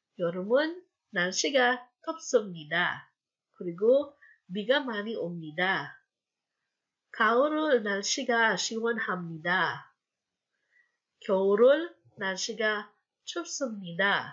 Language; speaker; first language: Korean; non-native, fluent; Filipino